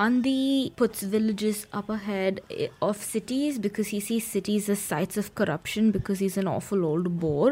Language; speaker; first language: English; non-native, local second language; Hindi